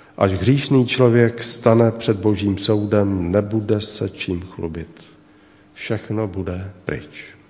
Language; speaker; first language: Czech; native; Czech